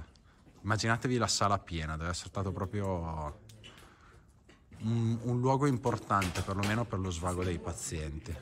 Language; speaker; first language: Italian; native; Italian